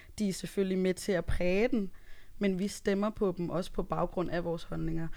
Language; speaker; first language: Danish; early bilingual, other home language; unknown